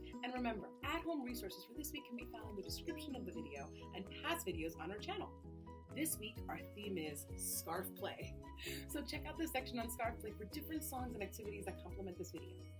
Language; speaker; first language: English; native; English